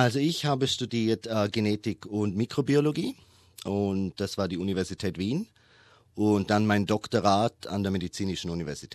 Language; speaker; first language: German; native; German